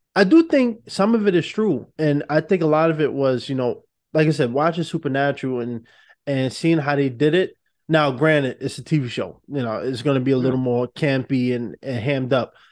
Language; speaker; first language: English; native; English